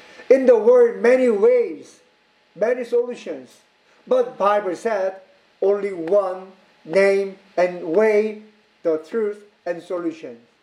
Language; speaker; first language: English; non-native, learner; Korean